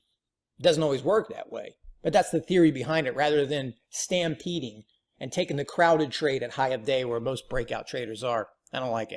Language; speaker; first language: English; native; English